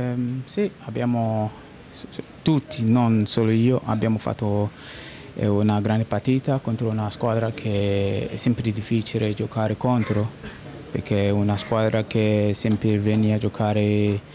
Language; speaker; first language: Italian; non-native, fluent; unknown